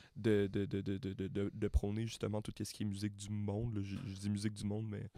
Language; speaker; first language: French; native; French